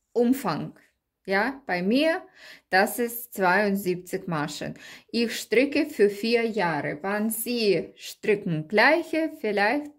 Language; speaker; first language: German; non-native, learner; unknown